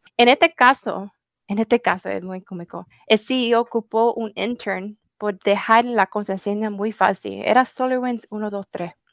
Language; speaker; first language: Spanish; early bilingual, heritage; Spanish